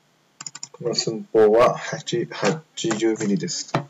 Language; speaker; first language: Japanese; non-native, fluent; Chinese